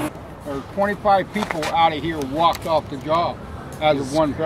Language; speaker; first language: English; native; English